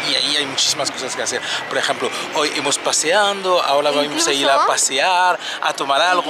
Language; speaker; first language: Spanish; non-native, fluent; French